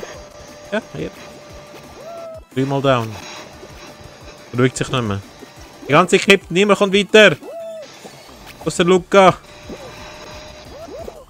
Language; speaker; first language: German; native; German